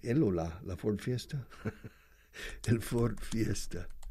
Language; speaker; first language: Spanish; non-native, fluent; English